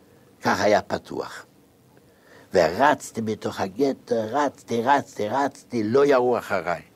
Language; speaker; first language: Hebrew; non-native, fluent; Yiddish